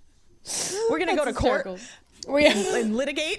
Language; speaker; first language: English; native; English